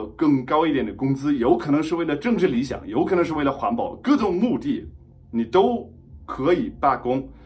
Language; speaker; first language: Chinese; non-native, fluent; German